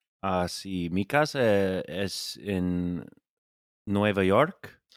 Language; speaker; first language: Spanish; non-native, learner; English